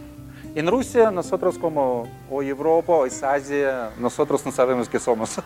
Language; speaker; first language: Spanish; non-native, learner; Russian